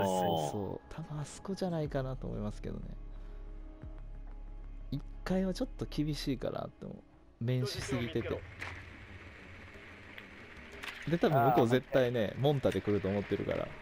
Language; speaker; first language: Japanese; native; Japanese